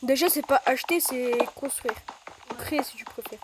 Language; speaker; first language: French; native; French